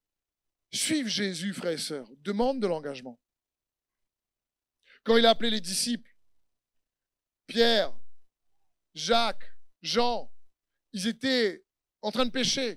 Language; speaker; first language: French; native; French